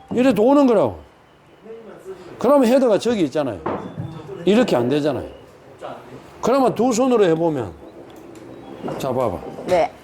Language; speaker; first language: Korean; native; Korean